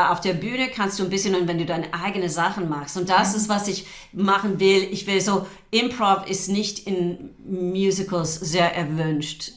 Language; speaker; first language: German; non-native, fluent; English